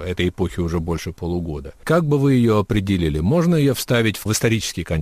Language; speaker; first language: Russian; native; Russian